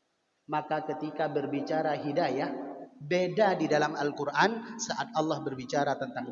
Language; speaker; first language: Indonesian; native; Indonesian